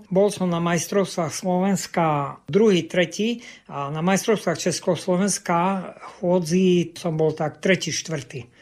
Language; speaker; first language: Slovak; non-native, local second language; Rusyn